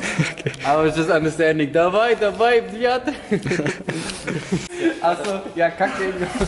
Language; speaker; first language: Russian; non-native, learner; German